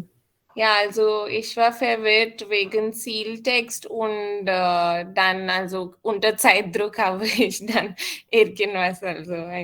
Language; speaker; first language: German; non-native, fluent; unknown